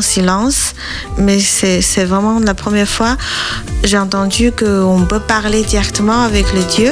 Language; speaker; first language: French; non-native, learner; Chinese